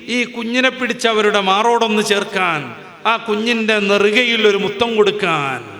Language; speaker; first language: Malayalam; native; Malayalam